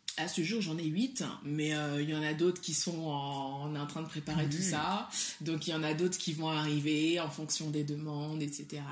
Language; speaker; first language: French; early bilingual, other home language; Soninke